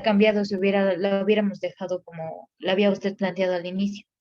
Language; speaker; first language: Spanish; native; Spanish